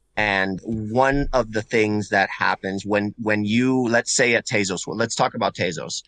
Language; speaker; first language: English; non-native, fluent; Spanish